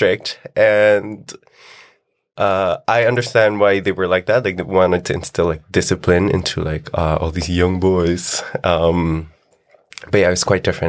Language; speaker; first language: English; non-native, local second language; Filipino